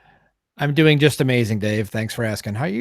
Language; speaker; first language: English; native; English